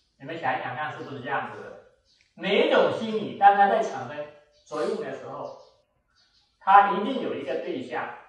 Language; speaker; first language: Chinese; native; Chinese